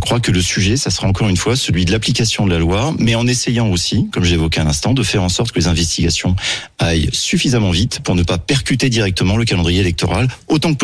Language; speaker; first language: French; native; French